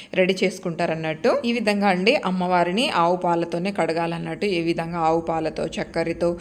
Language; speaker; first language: Telugu; non-native, local second language; Lambadi